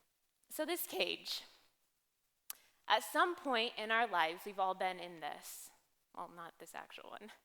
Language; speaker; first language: English; native; English